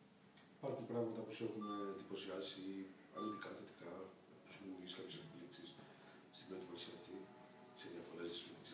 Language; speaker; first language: Greek; native; Greek